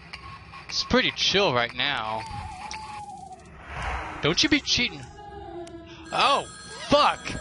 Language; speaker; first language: English; native; English